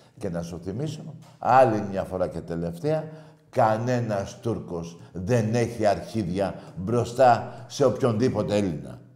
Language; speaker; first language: Greek; native; Greek